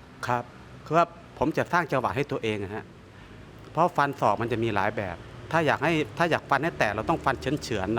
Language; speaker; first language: Thai; native; Thai